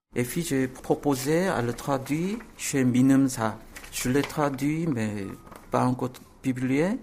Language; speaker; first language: French; non-native, fluent; Korean